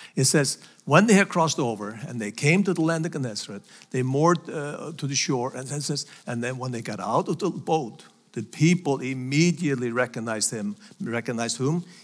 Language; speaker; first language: English; non-native, fluent; Faroese